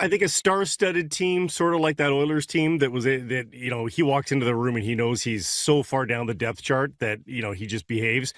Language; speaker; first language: English; native; English